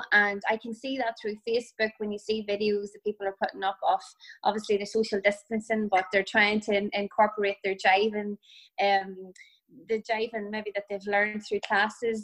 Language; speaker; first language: English; native; English